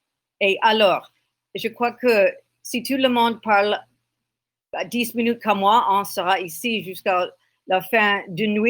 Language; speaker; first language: French; non-native, learner; English